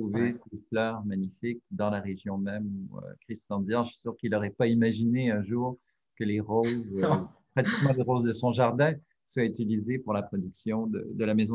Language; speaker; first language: French; native; French